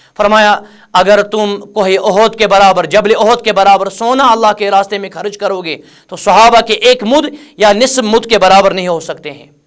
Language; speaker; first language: Urdu; non-native, local second language; Kashmiri